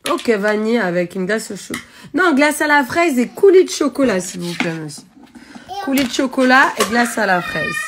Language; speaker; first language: French; native; French